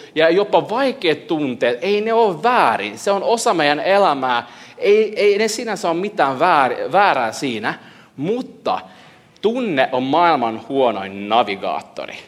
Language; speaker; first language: Finnish; early bilingual, heritage; Finnish